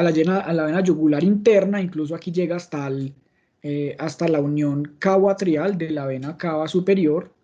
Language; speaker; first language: Spanish; native; Spanish